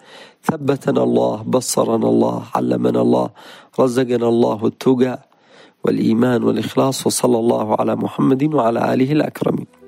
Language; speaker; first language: Arabic; native; Arabic